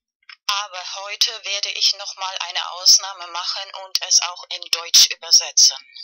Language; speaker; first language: German; non-native, fluent; Spanish